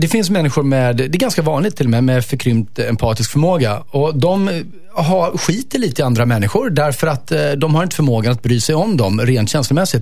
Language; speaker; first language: Swedish; native; Swedish